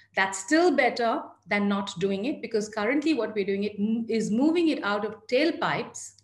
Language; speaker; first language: English; non-native, local second language; Hindi